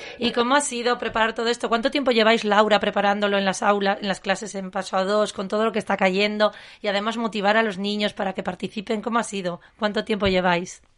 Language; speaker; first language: Spanish; native; Spanish